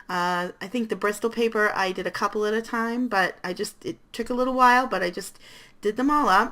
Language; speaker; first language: English; native; English